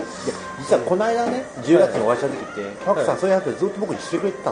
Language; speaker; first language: Japanese; native; Japanese